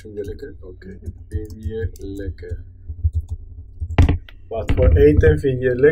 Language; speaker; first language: Dutch; non-native, learner; Spanish